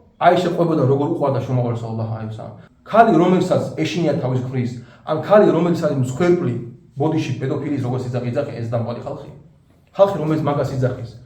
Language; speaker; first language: Georgian; non-native, local second language; Azerbaijani